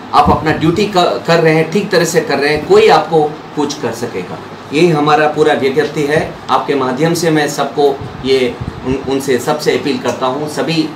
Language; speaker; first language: Hindi; non-native, local second language; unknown